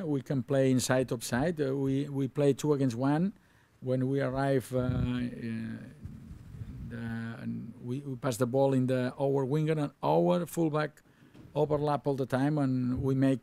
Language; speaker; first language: English; non-native, learner; Catalan